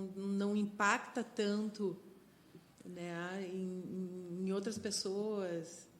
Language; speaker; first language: Portuguese; non-native, fluent; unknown